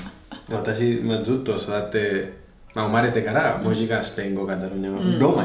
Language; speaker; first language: Japanese; non-native, fluent; Spanish